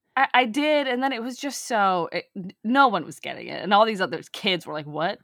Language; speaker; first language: English; early bilingual, other home language; Urdu